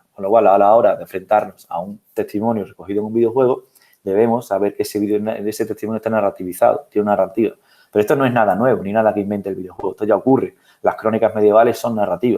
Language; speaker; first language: Spanish; native; Spanish